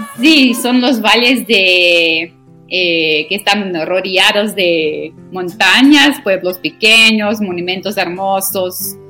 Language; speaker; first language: Spanish; non-native, learner; Afrikaans